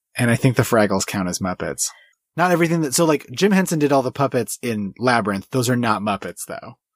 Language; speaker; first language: English; early bilingual, other home language; Swedish